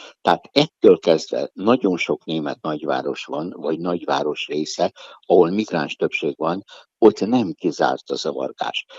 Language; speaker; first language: Hungarian; native; Hungarian